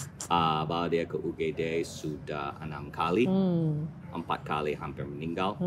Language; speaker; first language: Indonesian; non-native, fluent; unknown